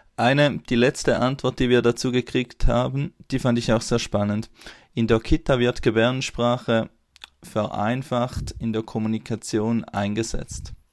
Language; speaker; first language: German; native; German